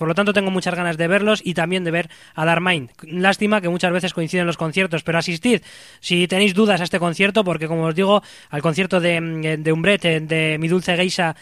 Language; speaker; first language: Spanish; native; Spanish